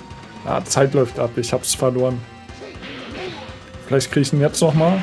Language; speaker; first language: German; native; German